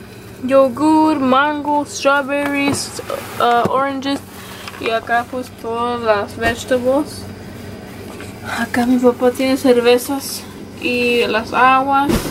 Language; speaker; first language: Spanish; early bilingual, other home language; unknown